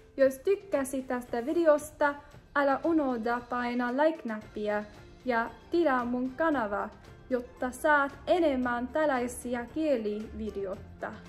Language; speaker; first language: Finnish; non-native, learner; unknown